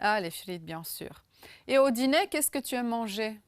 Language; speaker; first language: French; non-native, fluent; Romanian